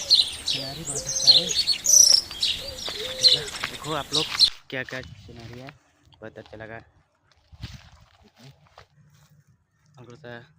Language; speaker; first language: Hindi; non-native, local second language; Assamese